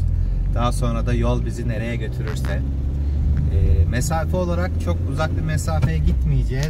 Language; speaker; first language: Turkish; native; Turkish